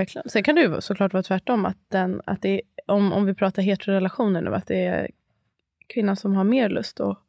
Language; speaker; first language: Swedish; native; Swedish